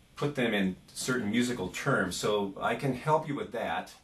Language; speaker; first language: English; native; English